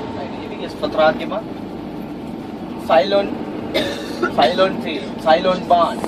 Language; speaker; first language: German; non-native, learner; Sinhala